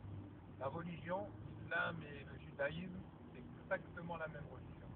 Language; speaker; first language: French; non-native, local second language; Arabic